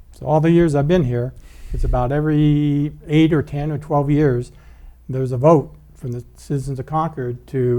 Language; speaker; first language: English; native; English